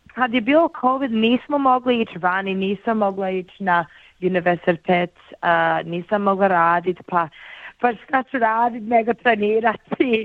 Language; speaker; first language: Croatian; early bilingual, heritage; Bosnian